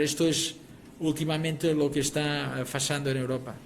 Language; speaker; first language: Spanish; non-native, local second language; Catalan